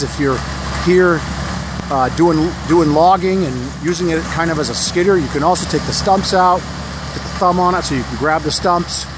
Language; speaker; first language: English; native; English